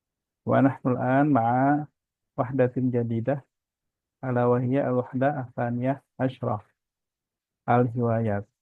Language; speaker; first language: Arabic; non-native, fluent; Indonesian